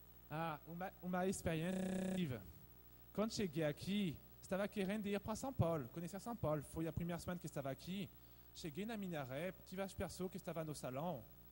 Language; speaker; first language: Portuguese; non-native, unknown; French